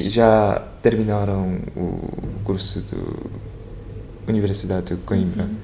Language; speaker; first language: Portuguese; non-native, learner; Korean